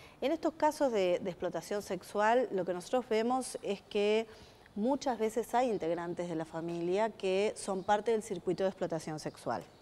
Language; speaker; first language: Spanish; native; Spanish